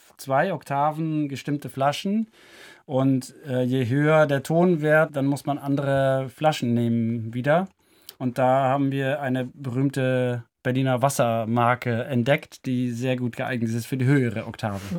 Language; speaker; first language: German; non-native, fluent; Dutch